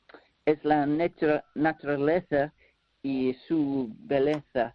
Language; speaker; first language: Spanish; non-native, learner; English